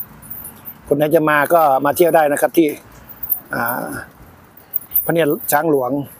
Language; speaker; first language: Thai; native; Thai